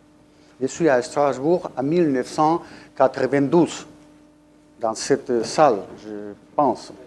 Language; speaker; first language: French; non-native, fluent; Spanish